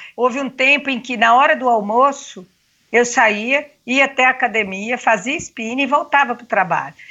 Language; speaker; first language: Portuguese; native; Portuguese